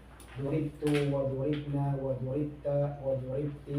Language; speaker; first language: Arabic; non-native, learner; Indonesian